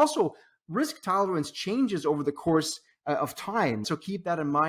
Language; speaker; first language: English; native; English